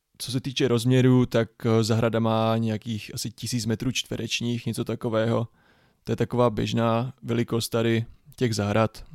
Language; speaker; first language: Czech; native; Czech